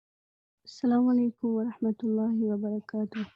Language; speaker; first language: Arabic; non-native, learner; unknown